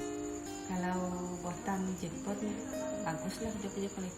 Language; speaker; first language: Malay; native; Malay